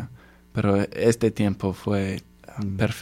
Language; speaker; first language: Spanish; non-native, learner; English